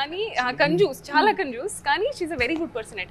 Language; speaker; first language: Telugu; non-native, learner; Hindi